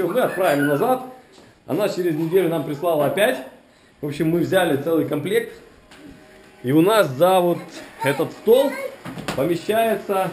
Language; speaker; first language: Russian; native; Russian